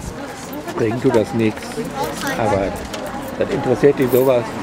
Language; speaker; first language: German; native; German